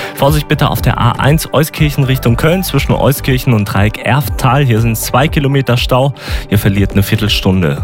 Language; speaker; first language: German; native; German